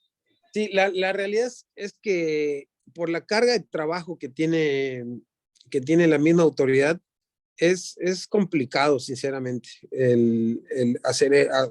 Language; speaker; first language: Spanish; native; Spanish